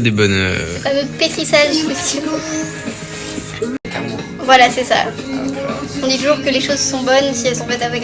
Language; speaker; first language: French; native; French